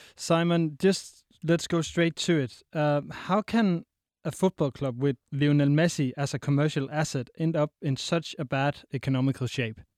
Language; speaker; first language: English; non-native, fluent; Danish